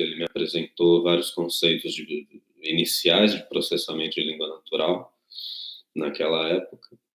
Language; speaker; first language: Portuguese; native; Portuguese